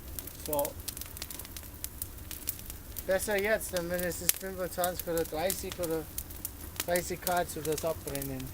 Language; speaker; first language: German; non-native, learner; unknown